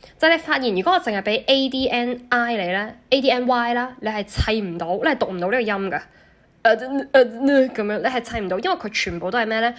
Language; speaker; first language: Cantonese; native; Cantonese